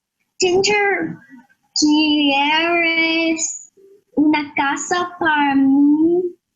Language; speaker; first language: Spanish; non-native, learner; English